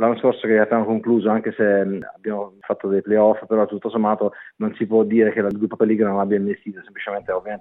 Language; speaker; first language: Italian; native; Italian